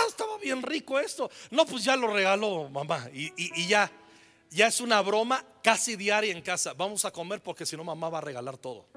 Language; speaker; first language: Spanish; native; Spanish